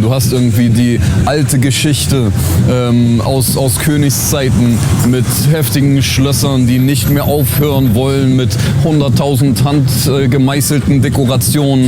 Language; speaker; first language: German; native; German